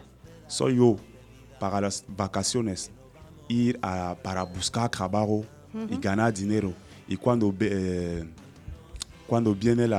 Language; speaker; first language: Spanish; non-native, learner; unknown